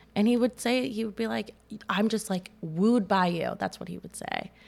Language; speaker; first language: English; native; English